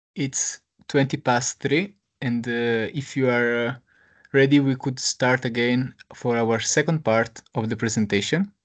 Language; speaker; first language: English; non-native, fluent; Polish